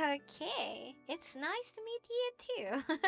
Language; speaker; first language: English; non-native, local second language; Filipino